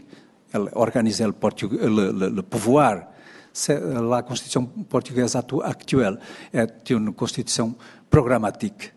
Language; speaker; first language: French; non-native, fluent; Portuguese